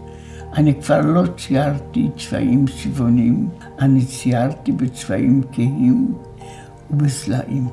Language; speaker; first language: Hebrew; non-native, fluent; Polish